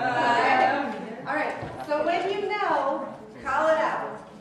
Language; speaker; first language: English; native; English